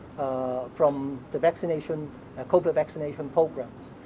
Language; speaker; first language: English; non-native, local second language; Chinese